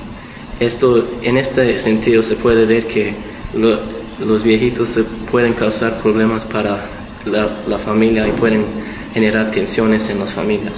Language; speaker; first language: Spanish; early bilingual, heritage; Spanish